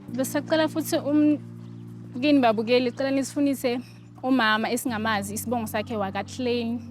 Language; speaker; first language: Zulu; native; Zulu